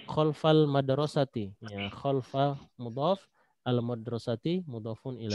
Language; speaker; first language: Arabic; non-native, fluent; Indonesian